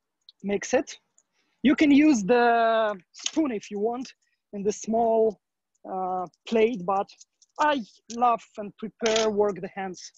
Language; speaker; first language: English; non-native, learner; Ukrainian